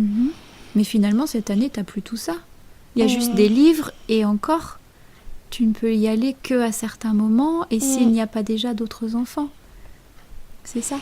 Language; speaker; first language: French; native; French